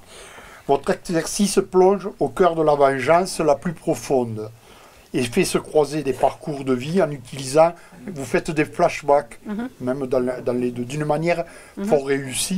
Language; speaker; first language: French; native; French